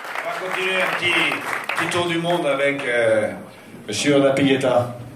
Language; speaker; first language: French; native; French